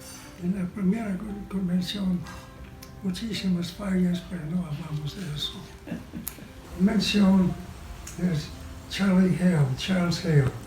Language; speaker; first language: Spanish; non-native, fluent; English